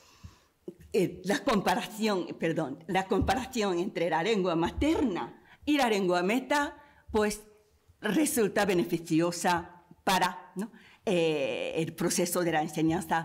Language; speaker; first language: Spanish; non-native, fluent; Japanese